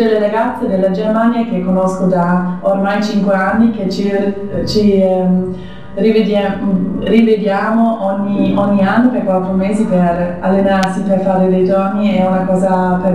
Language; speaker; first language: Italian; non-native, fluent; German